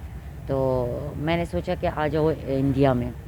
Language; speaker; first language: Hindi; non-native, fluent; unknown